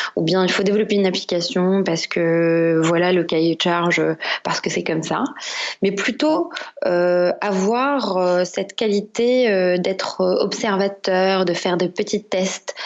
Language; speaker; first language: French; non-native, local second language; Arabic